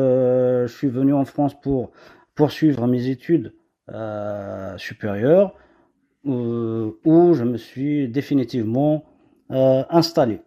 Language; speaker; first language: French; non-native, local second language; Kabyle